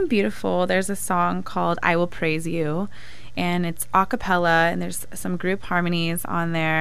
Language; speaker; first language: English; native; English